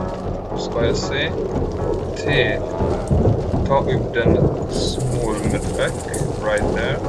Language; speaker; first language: Swedish; non-native, learner; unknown